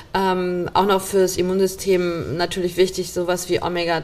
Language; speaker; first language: German; native; German